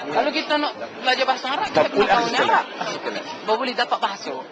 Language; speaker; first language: Malay; non-native, fluent; Arabic